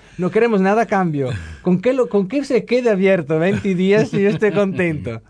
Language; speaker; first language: Spanish; non-native, fluent; Italian